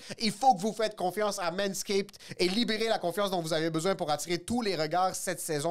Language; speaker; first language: French; native; French